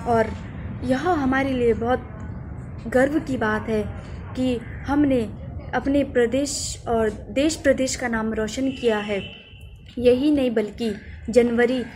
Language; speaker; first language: Hindi; native; Hindi